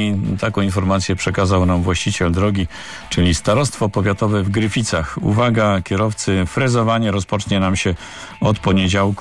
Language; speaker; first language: Polish; native; Polish